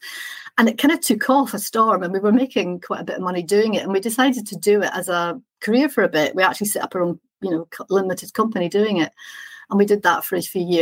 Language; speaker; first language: English; native; English